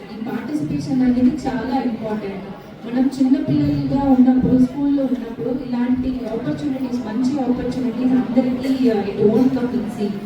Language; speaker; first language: Telugu; non-native, fluent; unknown